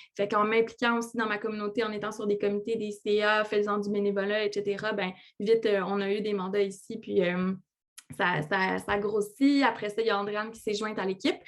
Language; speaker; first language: French; native; French